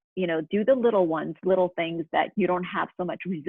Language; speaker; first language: English; native; English